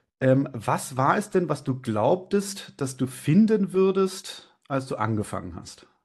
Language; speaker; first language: German; native; German